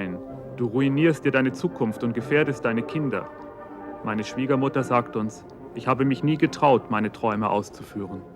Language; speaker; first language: German; native; German